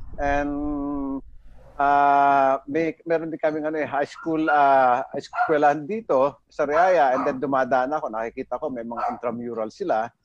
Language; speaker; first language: Filipino; native; Filipino